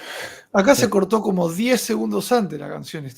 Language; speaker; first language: Spanish; native; Spanish